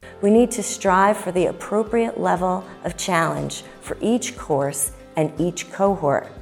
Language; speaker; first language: English; native; English